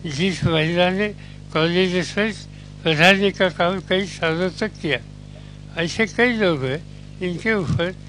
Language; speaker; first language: Hindi; non-native, local second language; Marathi